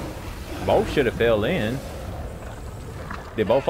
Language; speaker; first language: English; native; English